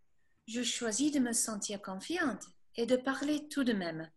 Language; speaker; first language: French; non-native, fluent; English